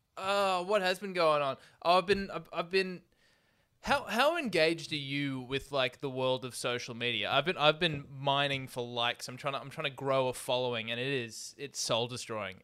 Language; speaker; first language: English; native; English